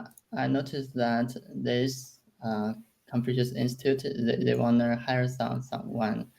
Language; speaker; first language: English; non-native, learner; Chinese